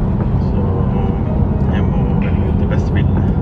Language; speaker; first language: Norwegian; early bilingual, other home language; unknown